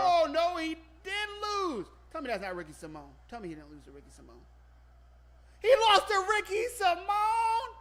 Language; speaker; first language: English; native; English